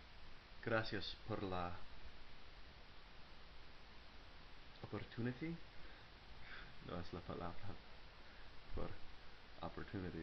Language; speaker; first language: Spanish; non-native, learner; English